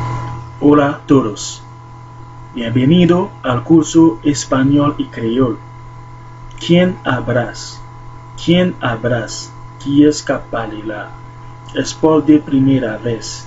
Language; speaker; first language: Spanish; non-native, learner; Haitian Creole